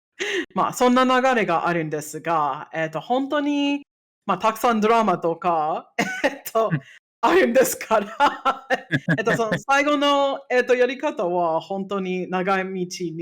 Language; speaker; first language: Japanese; non-native, fluent; English